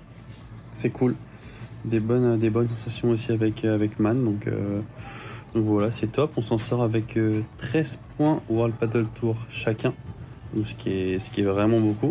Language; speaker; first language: French; native; French